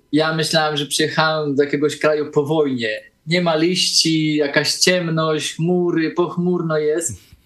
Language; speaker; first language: Polish; early bilingual, heritage; Polish